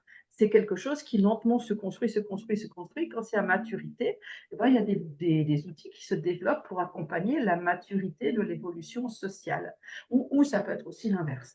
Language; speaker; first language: French; native; French